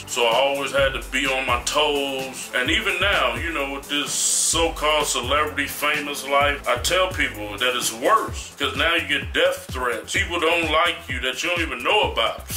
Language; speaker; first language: English; native; English